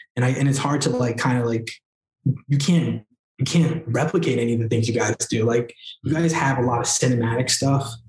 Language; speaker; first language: English; native; English